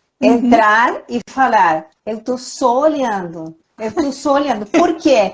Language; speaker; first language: Portuguese; non-native, fluent; Spanish